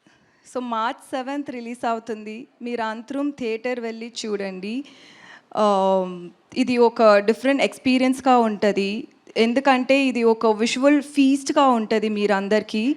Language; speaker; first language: Telugu; non-native, learner; Tamil